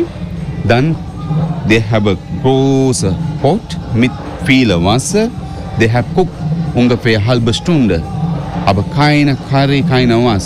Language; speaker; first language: German; non-native, learner; Sinhala